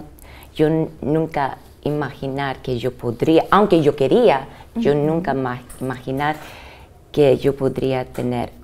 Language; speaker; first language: Spanish; early bilingual, heritage; English